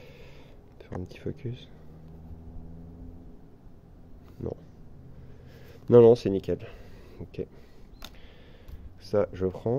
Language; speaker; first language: French; native; French